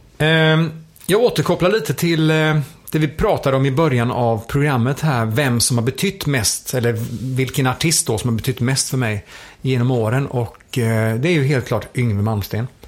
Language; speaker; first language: Swedish; native; Swedish